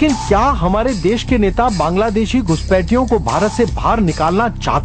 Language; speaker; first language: Hindi; native; Hindi